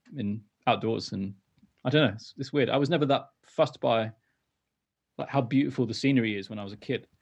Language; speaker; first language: English; native; English